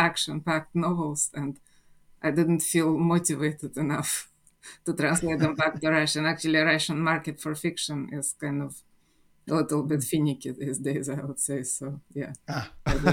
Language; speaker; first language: English; non-native, fluent; Russian